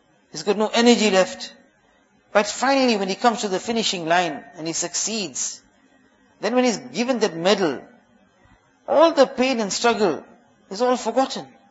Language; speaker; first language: English; early bilingual, other home language; Urdu